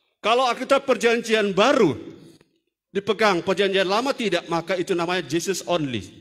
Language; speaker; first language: Indonesian; native; Indonesian